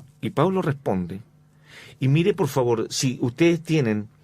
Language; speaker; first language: Spanish; native; Spanish